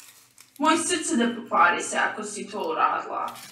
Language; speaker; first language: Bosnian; early bilingual, heritage; English